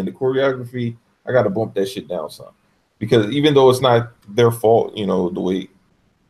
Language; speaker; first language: English; native; English